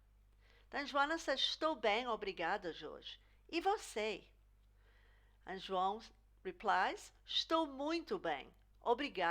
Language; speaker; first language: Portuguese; non-native, fluent; English